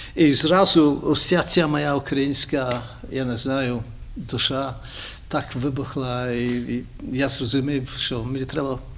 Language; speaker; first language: Ukrainian; early bilingual, heritage; Ukrainian